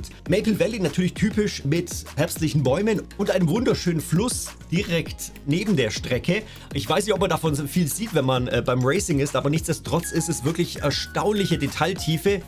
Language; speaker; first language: German; native; German